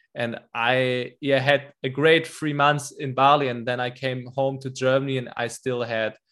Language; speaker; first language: English; non-native, fluent; German